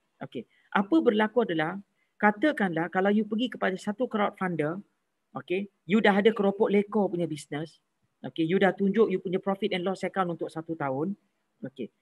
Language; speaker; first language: Malay; native; Malay